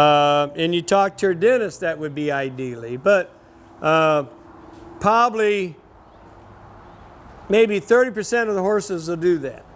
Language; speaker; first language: English; native; English